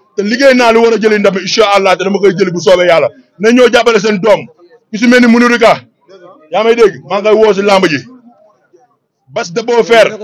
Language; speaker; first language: Wolof; native; Wolof